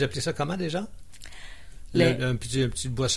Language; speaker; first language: French; native; French